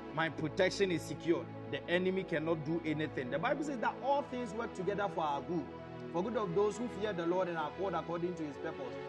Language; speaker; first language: English; non-native, local second language; Akan